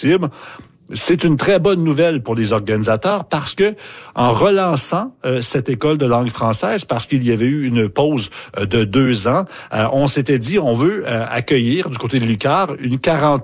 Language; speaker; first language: French; native; French